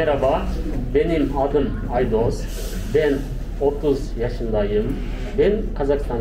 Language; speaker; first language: Turkish; non-native, learner; Kazakh